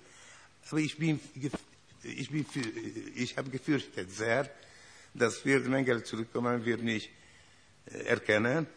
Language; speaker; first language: German; non-native, learner; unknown